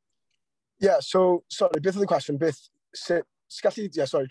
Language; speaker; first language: Welsh; non-native, local second language; English